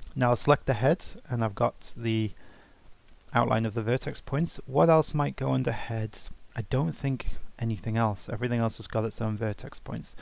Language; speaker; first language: English; native; English